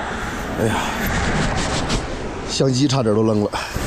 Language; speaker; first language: Chinese; native; Chinese